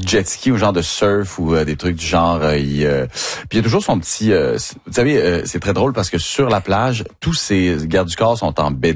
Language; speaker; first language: French; native; French